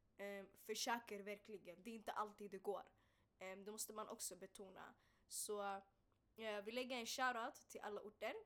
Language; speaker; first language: Swedish; early bilingual, other home language; Tigrinya